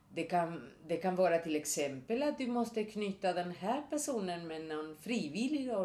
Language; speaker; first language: Swedish; non-native, fluent; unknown